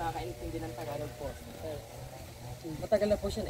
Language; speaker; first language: Filipino; native; Filipino